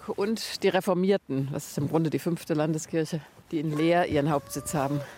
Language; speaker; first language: German; native; German